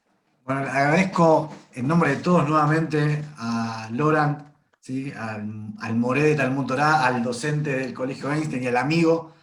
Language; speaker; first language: Spanish; native; Spanish